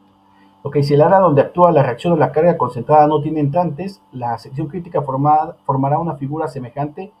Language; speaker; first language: Spanish; native; Spanish